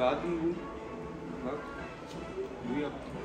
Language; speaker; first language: Turkish; non-native, learner; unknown